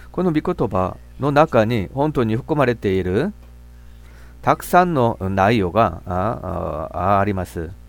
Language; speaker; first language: Japanese; non-native, fluent; Korean